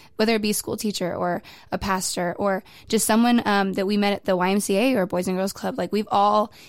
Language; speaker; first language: English; native; English